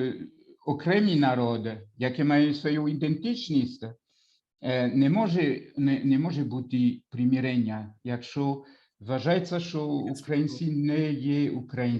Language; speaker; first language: Ukrainian; non-native, fluent; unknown